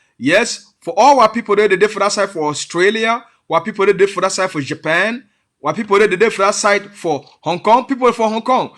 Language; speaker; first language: Nigerian Pidgin; native; Nigerian Pidgin